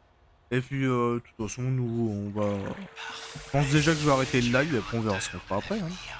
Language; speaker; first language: French; native; French